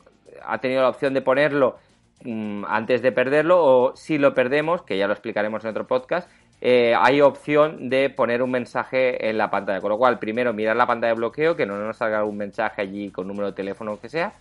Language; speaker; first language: Spanish; native; Spanish